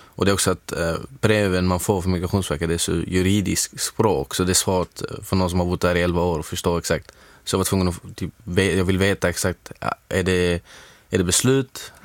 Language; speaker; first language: Swedish; non-native, fluent; Arabic